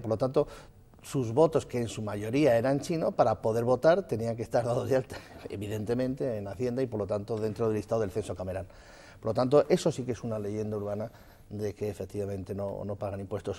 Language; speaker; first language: Spanish; native; Spanish